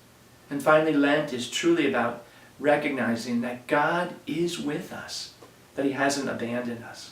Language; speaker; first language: English; native; English